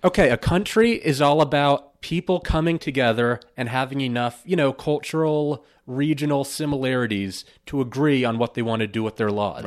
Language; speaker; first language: English; native; English